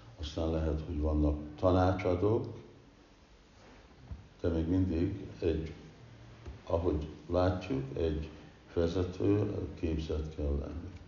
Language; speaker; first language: Hungarian; early bilingual, heritage; Hungarian